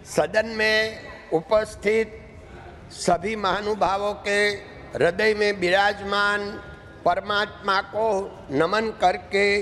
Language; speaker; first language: Hindi; non-native, local second language; Gujarati